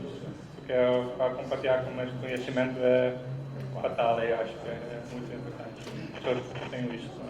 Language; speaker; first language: Portuguese; non-native, fluent; Dutch